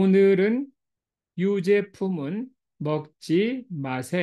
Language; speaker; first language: Korean; non-native, fluent; English